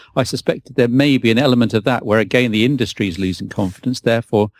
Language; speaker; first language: English; native; English